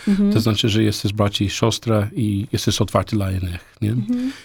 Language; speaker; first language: Polish; non-native, learner; English